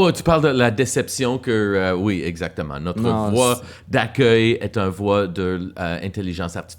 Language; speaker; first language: French; non-native, local second language; English